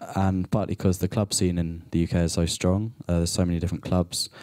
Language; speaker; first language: English; native; English